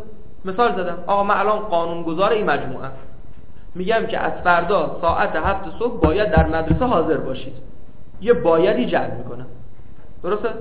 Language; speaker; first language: Persian; native; Persian